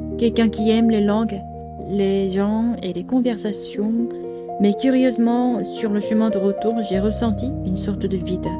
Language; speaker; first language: French; non-native, fluent; Korean